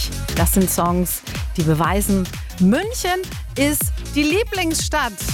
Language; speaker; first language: German; native; German